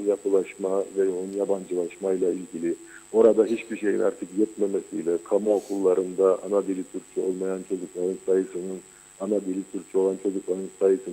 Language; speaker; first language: Turkish; native; Turkish